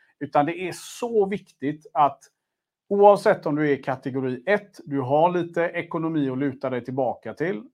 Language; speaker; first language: Swedish; native; Swedish